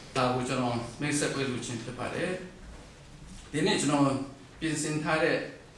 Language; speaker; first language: Burmese; non-native, local second language; Kachin